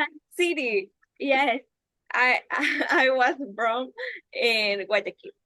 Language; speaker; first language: English; non-native, learner; Spanish